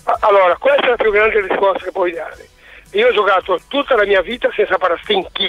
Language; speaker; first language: Italian; non-native, fluent; Portuguese